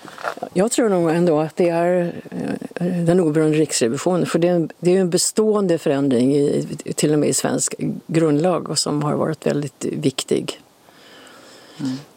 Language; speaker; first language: Swedish; native; Swedish